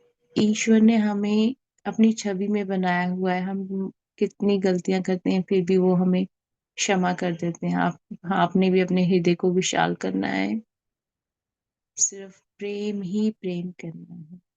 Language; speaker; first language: Hindi; native; Hindi